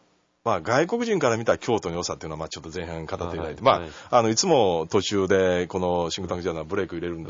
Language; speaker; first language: Japanese; native; Japanese